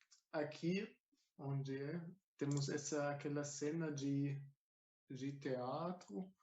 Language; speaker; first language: Portuguese; non-native, fluent; German